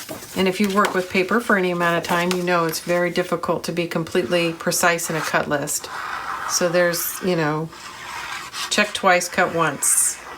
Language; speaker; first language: English; native; English